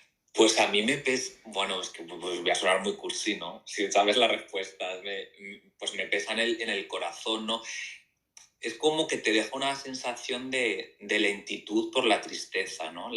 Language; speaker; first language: Spanish; native; Spanish